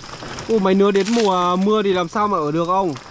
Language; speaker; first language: Vietnamese; native; Vietnamese